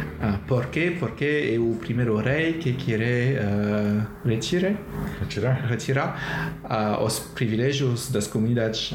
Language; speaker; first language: Portuguese; non-native, learner; French